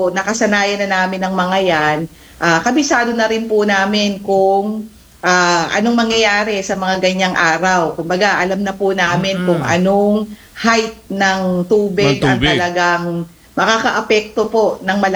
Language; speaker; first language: Filipino; native; Filipino